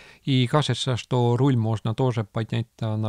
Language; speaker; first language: Russian; non-native, local second language; Estonian